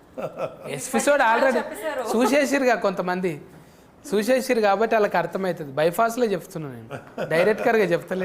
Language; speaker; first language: Telugu; native; Telugu